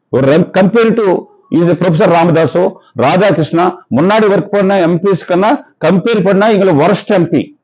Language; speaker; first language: Tamil; non-native, local second language; Telugu